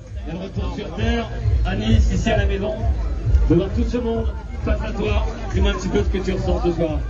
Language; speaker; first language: French; native; French